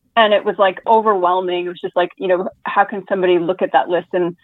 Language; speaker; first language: English; native; English